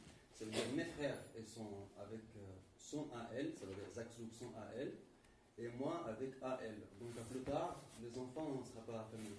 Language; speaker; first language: French; non-native, fluent; Arabic